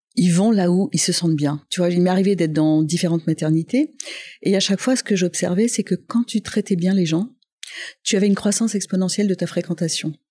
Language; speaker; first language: French; non-native, local second language; Arabic